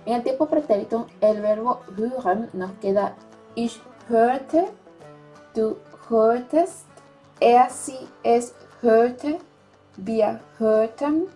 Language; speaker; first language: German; non-native, fluent; Spanish